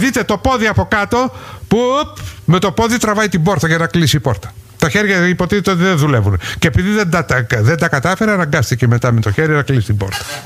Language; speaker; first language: Greek; native; Greek